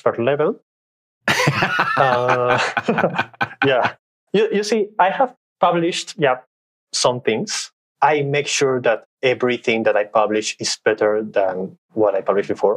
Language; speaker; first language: English; non-native, fluent; Spanish